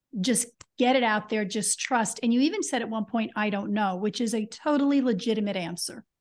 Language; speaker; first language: English; native; English